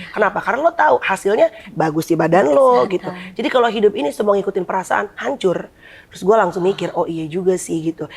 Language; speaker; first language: Indonesian; native; Indonesian